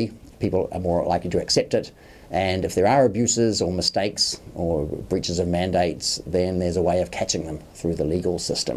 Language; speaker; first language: English; native; English